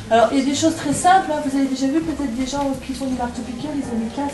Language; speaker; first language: French; native; French